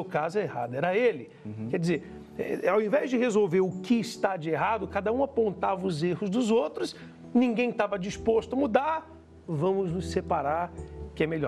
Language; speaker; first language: Portuguese; native; Portuguese